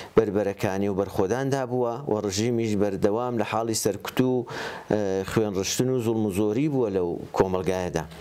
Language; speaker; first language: Central Kurdish; native; Central Kurdish